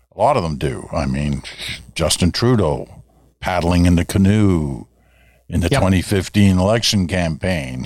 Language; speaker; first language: English; native; English